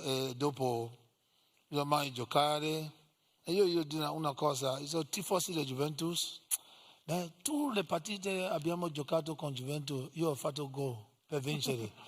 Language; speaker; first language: Italian; non-native, learner; English